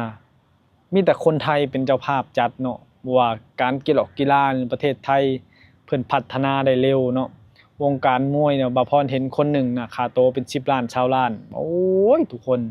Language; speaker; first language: Thai; non-native, local second language; Lao